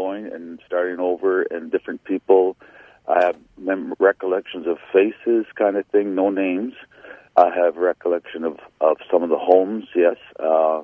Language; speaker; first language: English; native; English